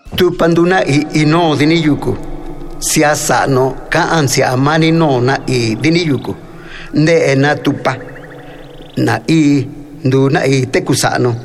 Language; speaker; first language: Spanish; non-native, local second language; Mixtepec Mixtec